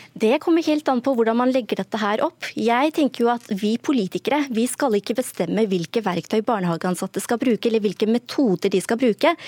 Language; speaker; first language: Norwegian; early bilingual, other home language; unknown